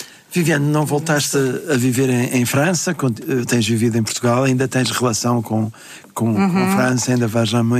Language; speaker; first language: Portuguese; native; Portuguese